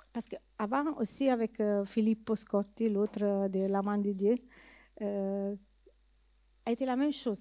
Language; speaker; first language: French; non-native, learner; Italian